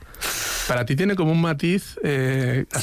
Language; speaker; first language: Spanish; native; Spanish